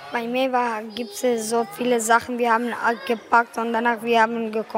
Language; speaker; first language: German; early bilingual, other home language; Arabic